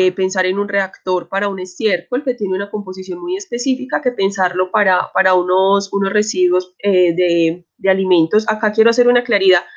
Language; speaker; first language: Spanish; native; Spanish